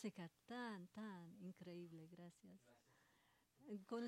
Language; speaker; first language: Spanish; early bilingual, heritage; Spanish